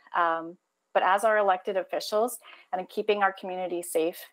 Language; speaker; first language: English; native; English